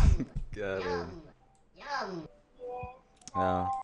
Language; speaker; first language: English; non-native, fluent; Lithuanian